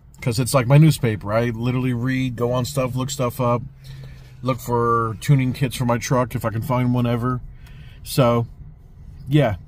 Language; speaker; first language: English; native; English